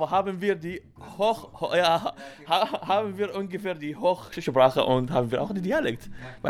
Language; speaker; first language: German; non-native, learner; Arabic